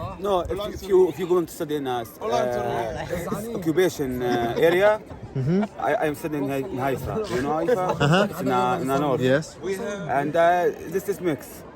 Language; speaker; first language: English; non-native, learner; Arabic